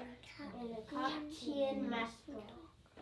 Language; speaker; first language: English; native; English